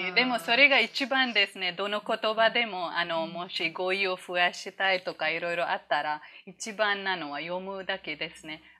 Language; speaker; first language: Japanese; non-native, fluent; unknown